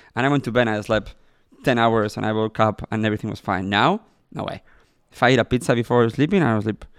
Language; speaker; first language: English; non-native, fluent; Spanish